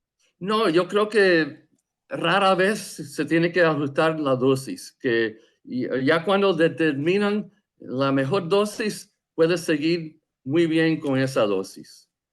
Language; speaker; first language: Spanish; non-native, fluent; English